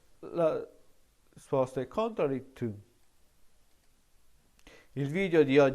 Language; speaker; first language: Italian; native; Italian